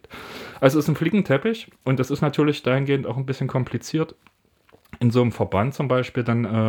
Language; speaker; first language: German; native; German